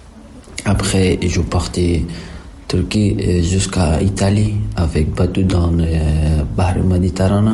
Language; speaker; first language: French; non-native, learner; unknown